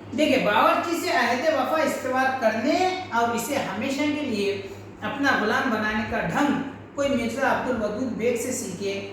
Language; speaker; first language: Urdu; native; Urdu